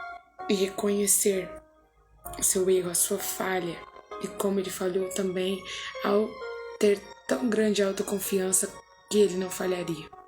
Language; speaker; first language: Portuguese; native; Portuguese